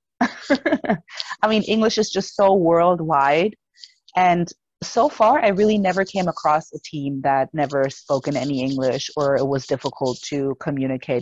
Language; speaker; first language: English; non-native, fluent; German